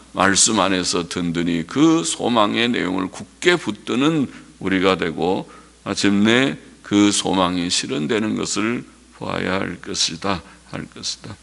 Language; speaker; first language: Korean; native; Korean